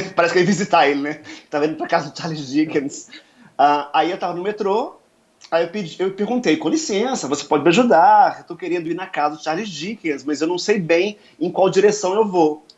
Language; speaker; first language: Portuguese; native; Portuguese